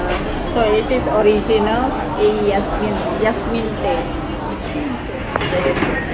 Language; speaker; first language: English; non-native, learner; Indonesian